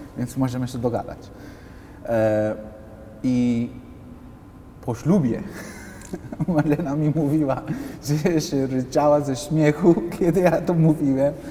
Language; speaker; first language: Polish; non-native, fluent; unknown